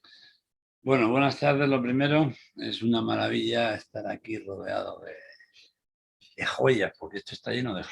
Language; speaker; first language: Spanish; native; Spanish